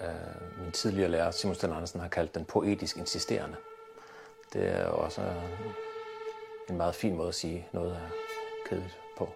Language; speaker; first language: Danish; native; Danish